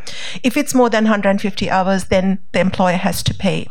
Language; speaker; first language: English; non-native, local second language; Sinhala